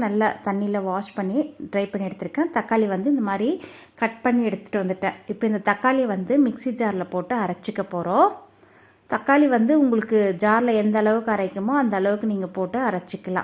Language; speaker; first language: Tamil; native; Tamil